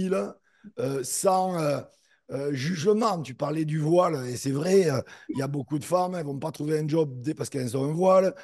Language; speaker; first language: French; native; French